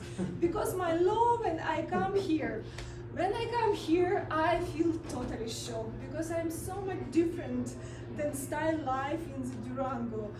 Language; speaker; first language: English; non-native, learner; Russian